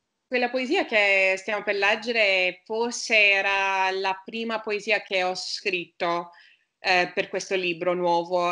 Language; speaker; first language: Italian; non-native, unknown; English